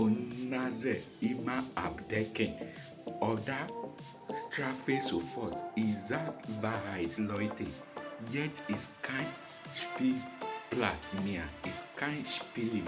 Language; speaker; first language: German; non-native, learner; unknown